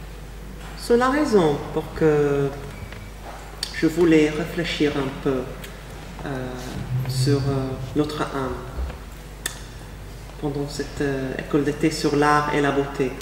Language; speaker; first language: French; non-native, fluent; English